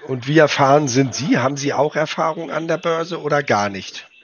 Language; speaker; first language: German; native; German